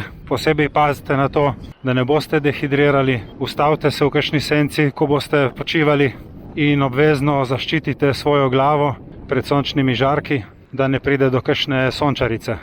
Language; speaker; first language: Slovenian; native; Slovenian